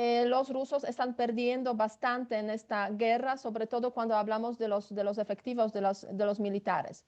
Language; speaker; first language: Spanish; non-native, fluent; Polish